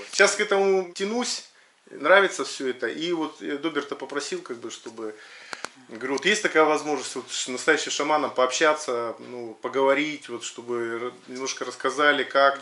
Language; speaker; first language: Russian; native; Russian